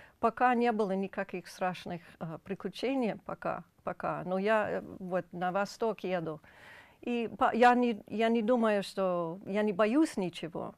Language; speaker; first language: Russian; non-native, fluent; English